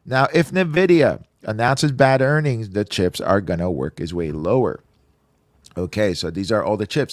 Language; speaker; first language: English; native; English